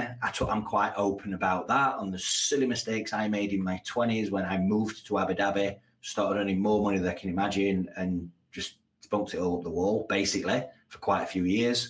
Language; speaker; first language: English; native; English